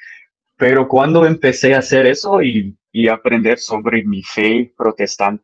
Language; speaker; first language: Spanish; early bilingual, heritage; English